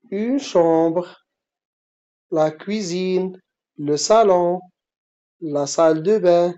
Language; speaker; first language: French; non-native, fluent; Arabic